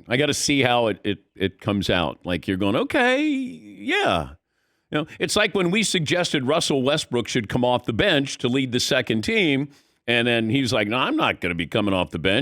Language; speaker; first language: English; native; English